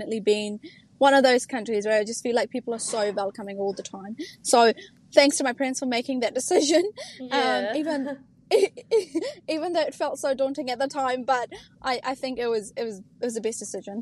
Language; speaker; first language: English; early bilingual, other home language; Urdu